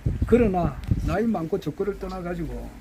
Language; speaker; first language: Korean; native; Korean